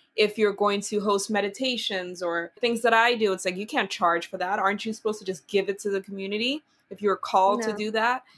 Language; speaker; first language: English; early bilingual, other home language; Dutch